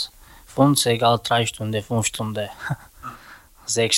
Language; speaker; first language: German; non-native, learner; Romany